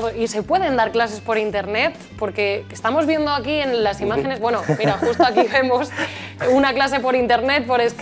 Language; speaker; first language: Spanish; native; Spanish